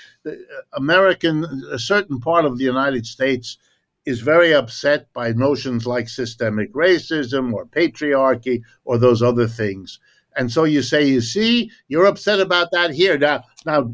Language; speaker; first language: English; early bilingual, other home language; German